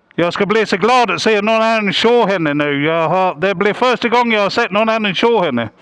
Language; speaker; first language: Swedish; non-native, fluent; English